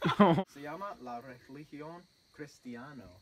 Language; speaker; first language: Spanish; non-native, learner; English